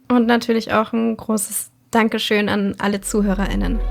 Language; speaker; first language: German; native; German